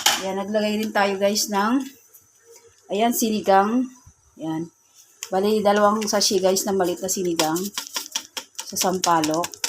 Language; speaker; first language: Filipino; non-native, local second language; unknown